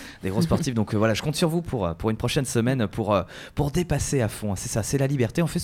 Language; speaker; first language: French; native; French